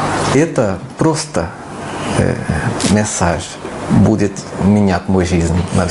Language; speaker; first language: Russian; non-native, learner; Portuguese